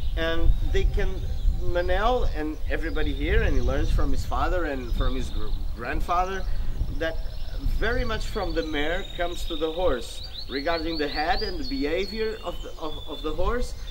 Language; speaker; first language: English; non-native, fluent; Portuguese